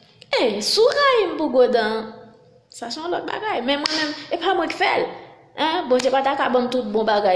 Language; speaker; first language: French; non-native, local second language; Haitian Creole